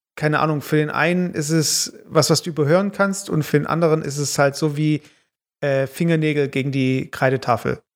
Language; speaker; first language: German; early bilingual, other home language; Turkish